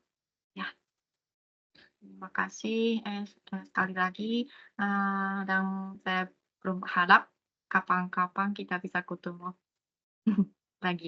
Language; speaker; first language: Indonesian; non-native, fluent; Japanese